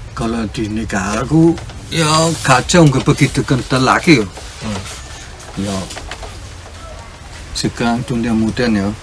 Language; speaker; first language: Indonesian; non-native, fluent; German